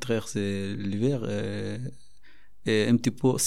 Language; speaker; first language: French; non-native, learner; Arabic